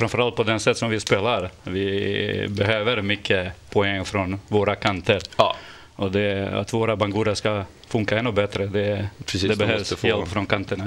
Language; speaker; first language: Swedish; non-native, fluent; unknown